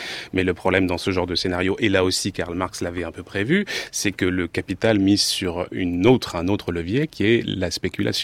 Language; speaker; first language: French; native; French